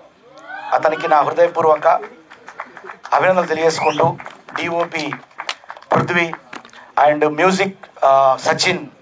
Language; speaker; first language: Telugu; native; Telugu